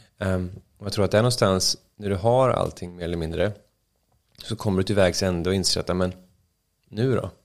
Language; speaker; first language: Swedish; native; Swedish